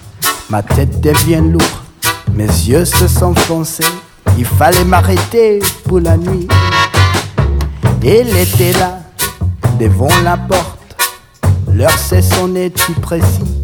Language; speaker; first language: French; non-native, learner; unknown